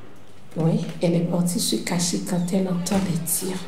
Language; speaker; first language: French; non-native, local second language; Haitian Creole